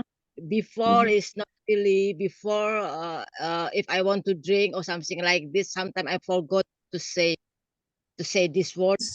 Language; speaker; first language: English; non-native, learner; Indonesian